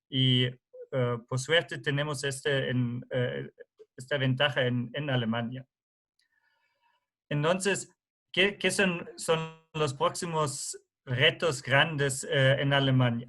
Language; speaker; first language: Spanish; non-native, fluent; German